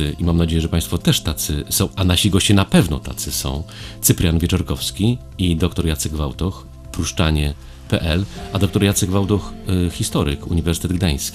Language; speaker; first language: Polish; native; Polish